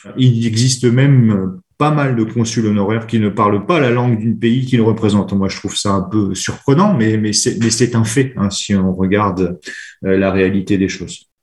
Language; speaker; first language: French; native; French